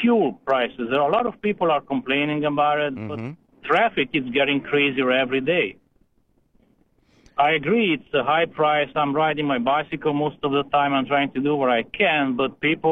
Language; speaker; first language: English; non-native, fluent; Romanian